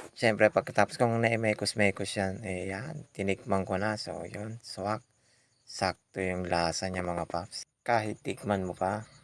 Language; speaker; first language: Filipino; non-native, local second language; Iloko